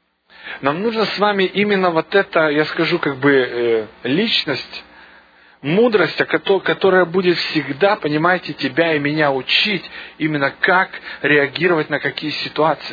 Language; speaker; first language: Russian; native; Russian